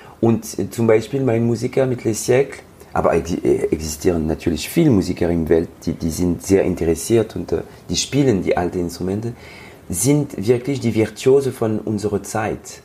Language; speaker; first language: German; non-native, learner; French